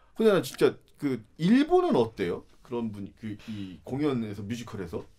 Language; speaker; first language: Korean; native; Korean